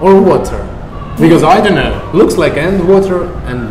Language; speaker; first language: English; non-native, fluent; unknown